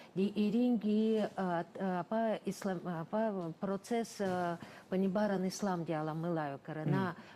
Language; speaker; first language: Malay; non-native, fluent; Russian